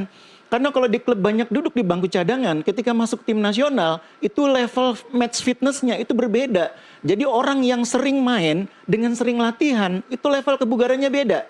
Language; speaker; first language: Indonesian; native; Indonesian